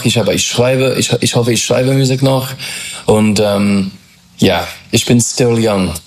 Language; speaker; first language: German; non-native, learner; English